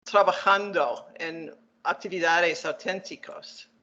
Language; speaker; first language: Spanish; non-native, learner; English